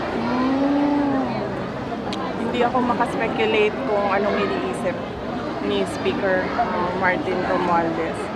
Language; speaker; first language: Filipino; non-native, local second language; Cebuano